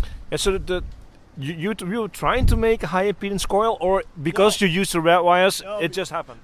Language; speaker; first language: English; non-native, fluent; Dutch